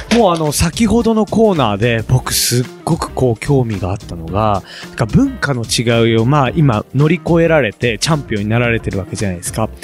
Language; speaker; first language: Japanese; native; Japanese